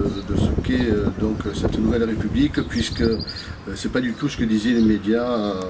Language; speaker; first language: French; native; French